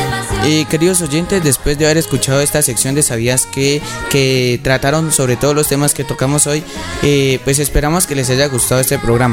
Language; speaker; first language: Spanish; native; Spanish